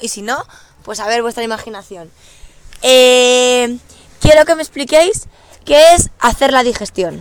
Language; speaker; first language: Spanish; native; Spanish